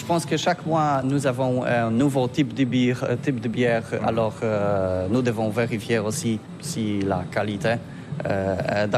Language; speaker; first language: French; non-native, learner; Polish